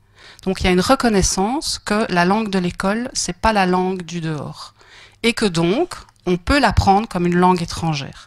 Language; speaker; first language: French; native; French